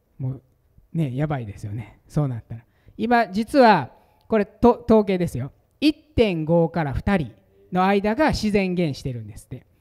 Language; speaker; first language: Japanese; native; Japanese